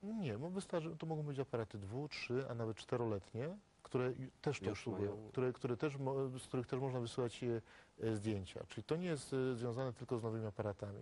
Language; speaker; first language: Polish; native; Polish